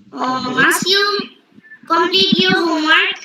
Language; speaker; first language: English; non-native, learner; Bangla